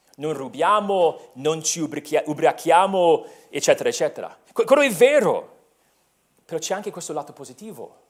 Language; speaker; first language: Italian; non-native, fluent; English